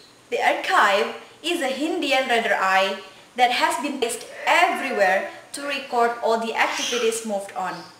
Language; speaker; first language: English; non-native, learner; Indonesian